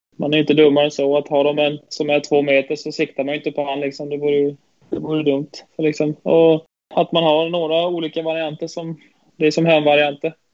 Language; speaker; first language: Swedish; native; Swedish